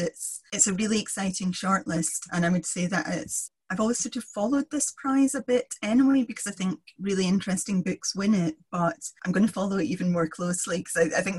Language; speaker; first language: English; native; English